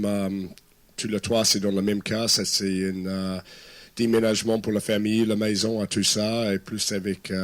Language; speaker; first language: French; non-native, fluent; English